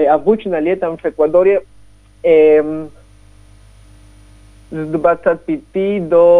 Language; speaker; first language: Russian; non-native, learner; Spanish